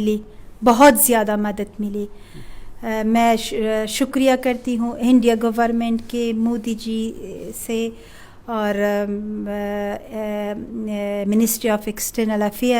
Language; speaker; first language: Hindi; non-native, fluent; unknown